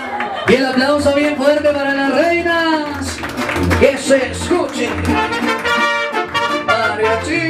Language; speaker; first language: Spanish; native; Spanish